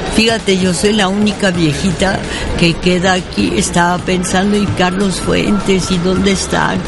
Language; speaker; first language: Spanish; early bilingual, other home language; French